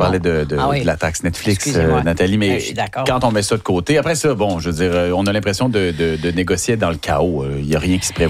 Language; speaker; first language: French; native; French